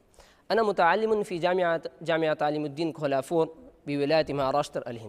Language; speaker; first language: Arabic; non-native, learner; Urdu